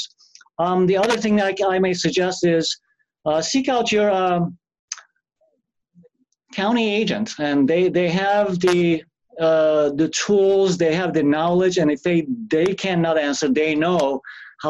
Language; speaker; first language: English; non-native, fluent; Turkish